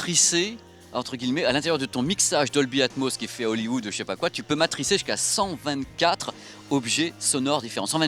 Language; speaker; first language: French; native; French